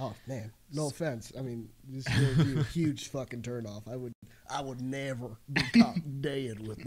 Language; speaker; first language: English; native; English